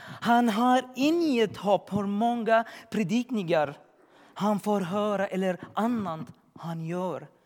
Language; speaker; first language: Swedish; non-native, learner; Arabic